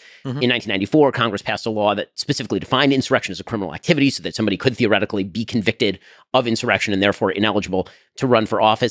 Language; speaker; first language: English; native; English